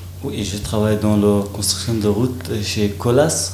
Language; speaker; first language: French; non-native, learner; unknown